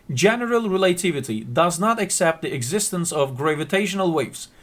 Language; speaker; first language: English; non-native, fluent; Turkish